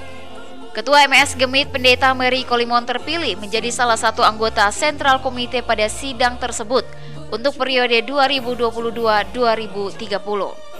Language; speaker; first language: Indonesian; native; Indonesian